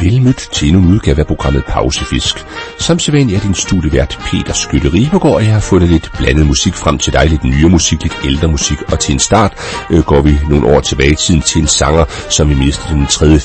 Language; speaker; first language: Danish; native; Danish